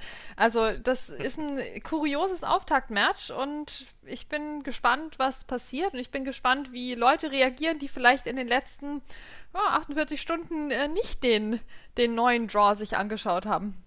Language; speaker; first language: German; native; German